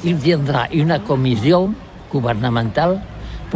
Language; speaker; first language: French; non-native, learner; Catalan